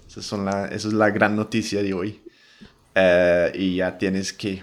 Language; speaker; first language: Spanish; non-native, fluent; English